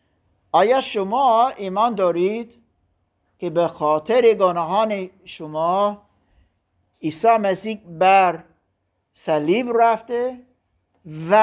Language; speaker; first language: Persian; non-native, learner; German